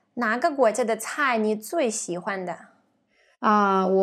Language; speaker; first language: Chinese; non-native, fluent; Russian